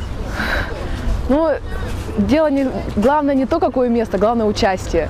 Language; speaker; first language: Russian; native; Russian